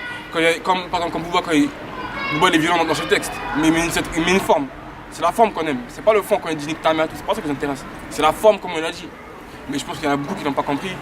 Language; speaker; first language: French; native; French